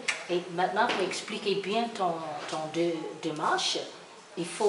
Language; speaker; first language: French; non-native, fluent; English